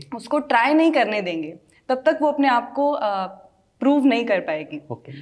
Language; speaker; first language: Hindi; native; Hindi